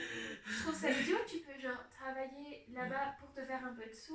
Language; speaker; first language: French; native; French